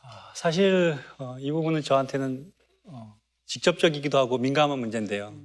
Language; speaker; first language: Korean; native; Korean